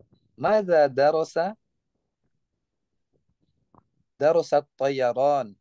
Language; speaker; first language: Arabic; non-native, learner; Indonesian